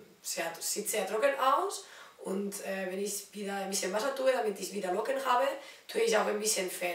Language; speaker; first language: German; non-native, learner; Spanish